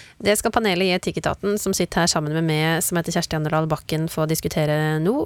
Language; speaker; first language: Norwegian; native; Norwegian